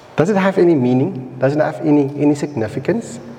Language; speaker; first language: English; non-native, local second language; Afrikaans